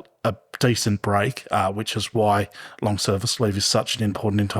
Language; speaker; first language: English; native; English